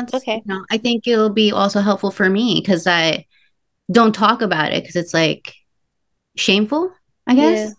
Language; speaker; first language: English; early bilingual, other home language; Spanish